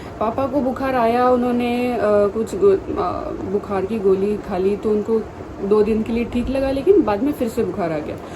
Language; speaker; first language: Hindi; non-native, local second language; Marathi